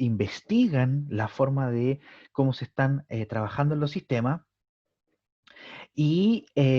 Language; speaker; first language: Spanish; native; Spanish